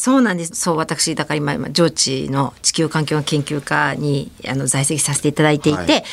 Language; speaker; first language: Japanese; native; Japanese